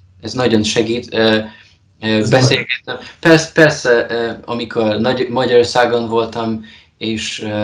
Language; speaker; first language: Hungarian; non-native, learner; Polish